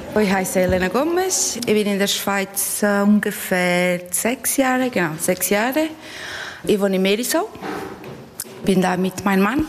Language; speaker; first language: German; non-native, learner; Portuguese